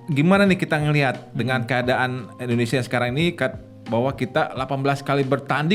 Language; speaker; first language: Indonesian; native; Indonesian